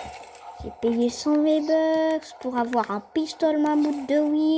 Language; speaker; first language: French; native; French